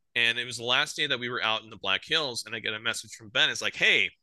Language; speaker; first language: English; native; English